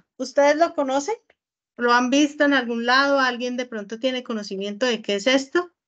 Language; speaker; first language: Spanish; native; Spanish